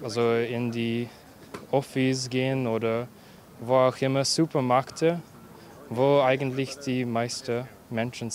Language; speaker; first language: German; non-native, fluent; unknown